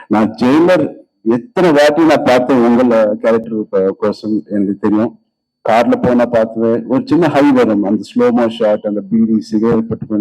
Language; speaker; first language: Tamil; non-native, local second language; Telugu